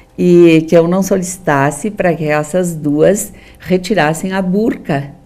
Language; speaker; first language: Portuguese; native; Portuguese